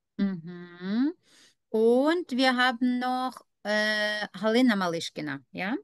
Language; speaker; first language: German; non-native, fluent; Ukrainian